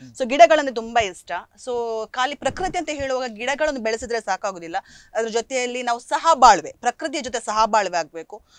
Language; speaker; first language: Kannada; non-native, local second language; Konkani